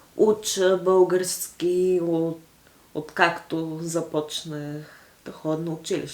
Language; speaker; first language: Bulgarian; early bilingual, heritage; Bulgarian